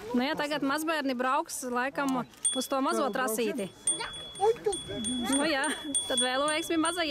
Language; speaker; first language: Latvian; native; Latvian